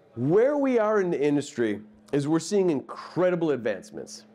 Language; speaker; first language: English; native; English